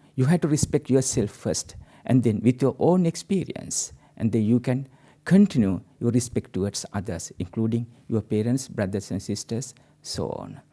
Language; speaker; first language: English; non-native, local second language; Sinhala